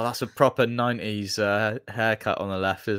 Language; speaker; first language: English; native; English